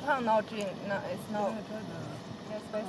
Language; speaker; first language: English; non-native, fluent; Chinese